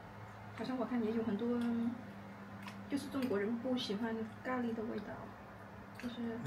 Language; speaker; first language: Chinese; non-native, fluent; Vietnamese